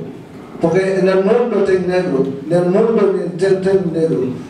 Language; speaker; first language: Portuguese; non-native, learner; Haitian Creole